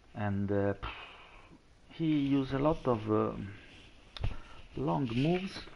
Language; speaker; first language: English; non-native, learner; Italian